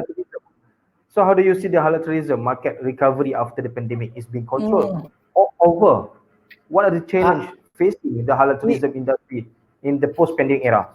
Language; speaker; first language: English; non-native, local second language; Malay